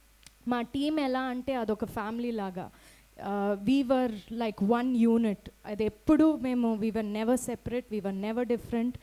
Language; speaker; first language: Telugu; non-native, fluent; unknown